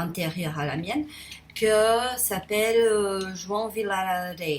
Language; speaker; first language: French; non-native, fluent; Portuguese